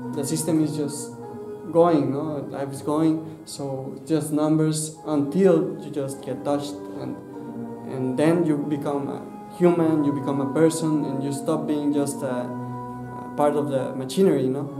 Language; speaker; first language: English; non-native, fluent; Spanish